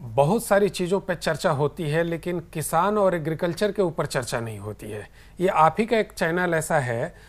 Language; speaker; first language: Hindi; native; Hindi